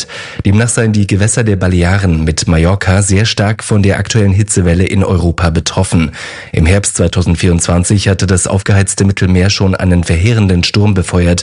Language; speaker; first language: German; native; German